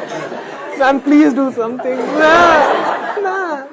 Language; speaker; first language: English; non-native, local second language; Hindi